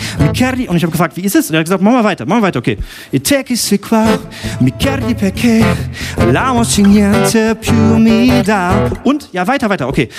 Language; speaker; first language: German; native; German